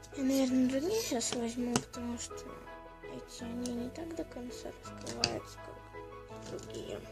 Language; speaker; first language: Russian; native; Russian